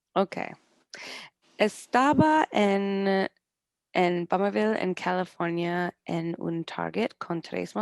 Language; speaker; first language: Spanish; non-native, learner; English